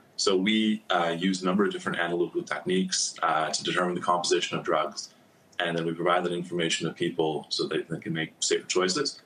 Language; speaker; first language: English; native; English